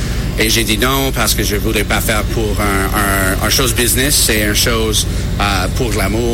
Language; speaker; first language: French; non-native, learner; English